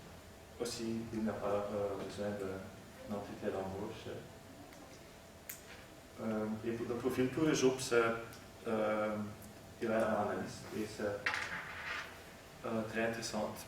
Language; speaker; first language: French; non-native, learner; Dutch